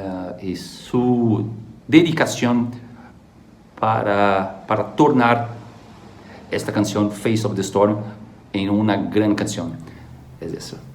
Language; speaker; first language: Spanish; non-native, fluent; Portuguese